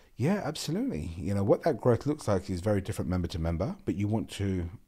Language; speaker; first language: English; non-native, local second language; Gujarati